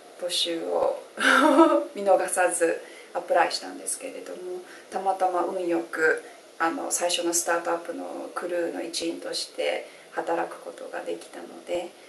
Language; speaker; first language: Japanese; native; Japanese